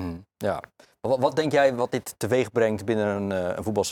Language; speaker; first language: Dutch; native; Dutch